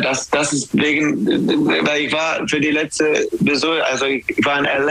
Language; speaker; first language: German; non-native, learner; English